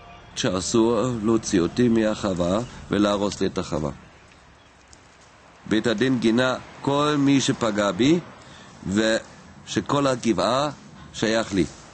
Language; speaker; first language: Hebrew; non-native, fluent; German